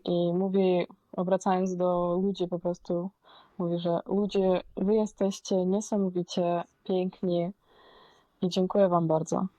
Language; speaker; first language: Polish; non-native, fluent; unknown